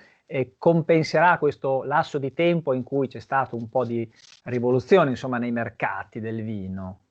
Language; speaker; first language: Italian; native; Italian